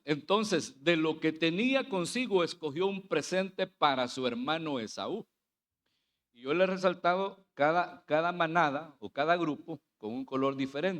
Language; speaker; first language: Spanish; native; Spanish